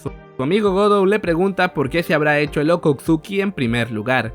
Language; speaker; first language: Spanish; native; Spanish